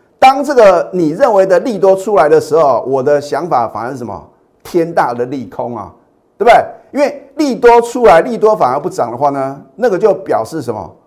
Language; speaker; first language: Chinese; native; Chinese